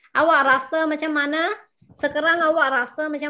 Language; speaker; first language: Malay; non-native, fluent; Vietnamese